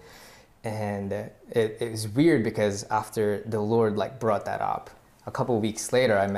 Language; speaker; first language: English; early bilingual, other home language; Filipino